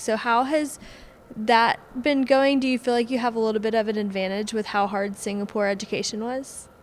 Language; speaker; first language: English; native; English